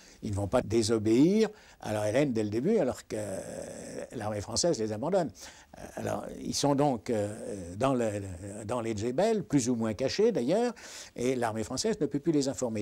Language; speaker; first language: French; native; French